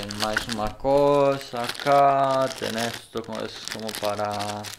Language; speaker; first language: Spanish; non-native, learner; Portuguese